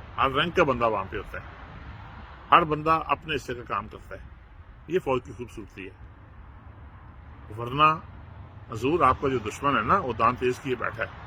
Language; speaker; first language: Urdu; non-native, local second language; Punjabi